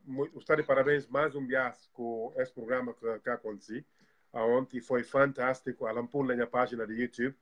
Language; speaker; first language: Portuguese; non-native, local second language; Upper Guinea Crioulo